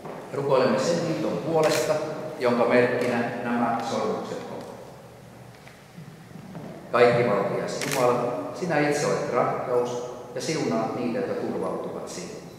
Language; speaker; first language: Finnish; native; Finnish